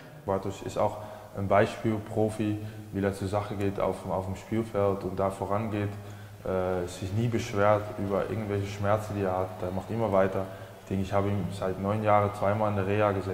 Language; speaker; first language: German; native; German